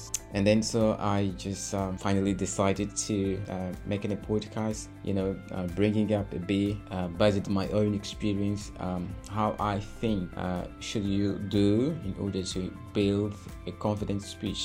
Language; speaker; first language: English; non-native, fluent; Portuguese